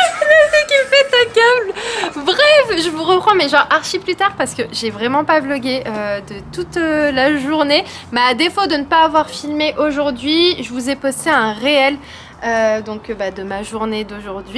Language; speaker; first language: French; native; French